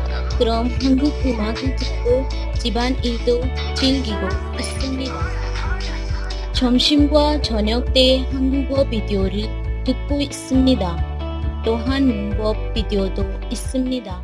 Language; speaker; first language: Korean; non-native, learner; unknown